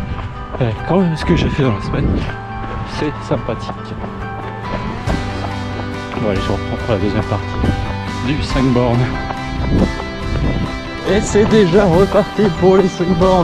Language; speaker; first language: French; native; French